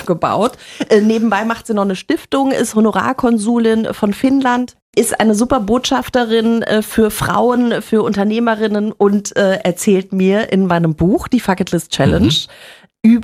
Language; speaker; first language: German; native; German